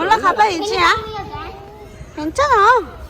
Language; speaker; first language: Korean; native; Korean